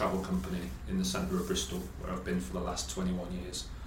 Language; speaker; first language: English; native; English